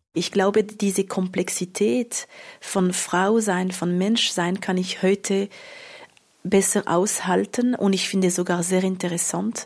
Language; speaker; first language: German; non-native, local second language; French